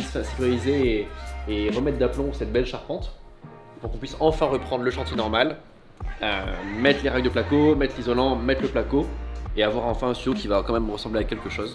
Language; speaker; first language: French; native; French